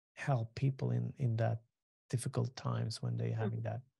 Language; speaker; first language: English; non-native, fluent; Swedish